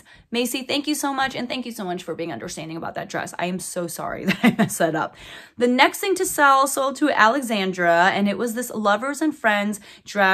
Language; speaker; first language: English; native; English